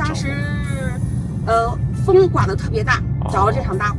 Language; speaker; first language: Chinese; native; Chinese